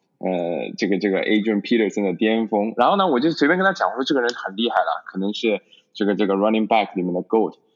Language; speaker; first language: Chinese; native; Chinese